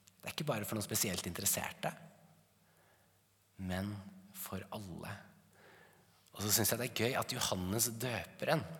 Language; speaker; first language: Norwegian; native; Norwegian